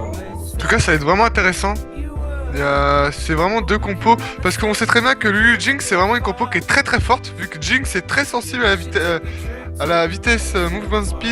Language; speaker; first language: French; native; French